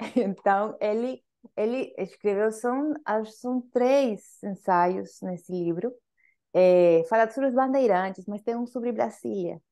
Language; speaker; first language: Portuguese; non-native, fluent; Spanish